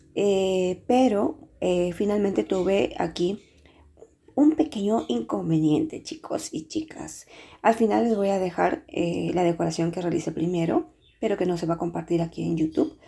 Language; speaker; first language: Spanish; native; Spanish